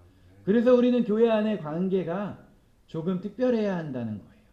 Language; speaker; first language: Korean; native; Korean